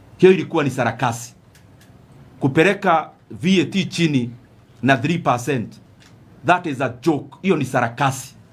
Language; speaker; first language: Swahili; non-native, local second language; Kikuyu